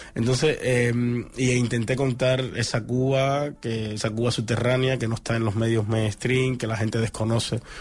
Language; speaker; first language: Spanish; native; Spanish